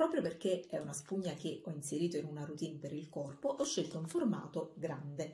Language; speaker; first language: Italian; native; Italian